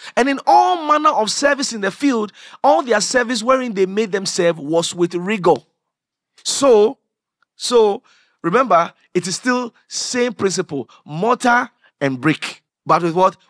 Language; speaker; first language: English; non-native, local second language; Akan